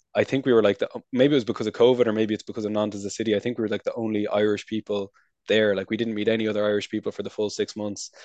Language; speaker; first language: English; native; English